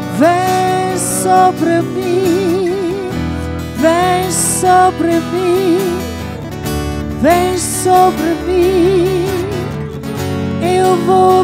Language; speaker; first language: Portuguese; non-native, fluent; English